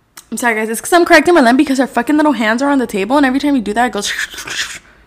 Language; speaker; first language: English; early bilingual, other home language; Spanish